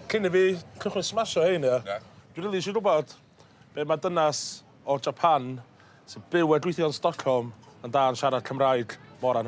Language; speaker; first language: Welsh; native; Welsh